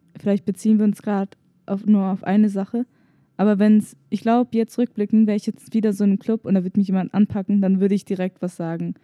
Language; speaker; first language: German; native; German